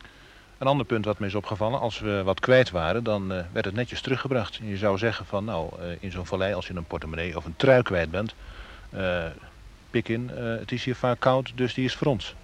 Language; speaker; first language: Dutch; native; Dutch